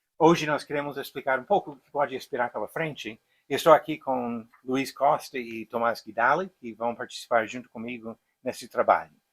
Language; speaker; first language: Portuguese; non-native, fluent; English